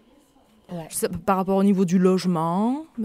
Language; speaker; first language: French; native; French